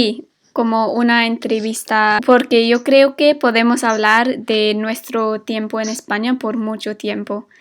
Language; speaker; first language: Spanish; non-native, fluent; English